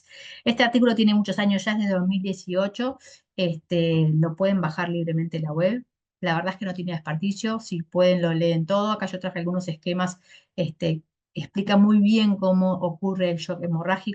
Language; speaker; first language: Spanish; native; Spanish